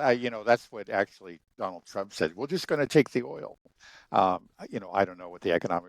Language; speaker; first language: English; native; English